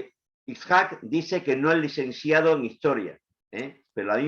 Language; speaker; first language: Spanish; native; Spanish